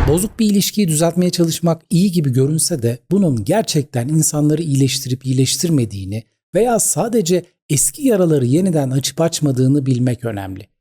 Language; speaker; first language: Turkish; native; Turkish